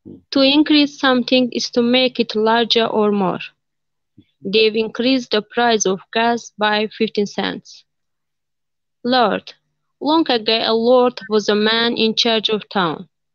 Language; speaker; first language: English; non-native, learner; Azerbaijani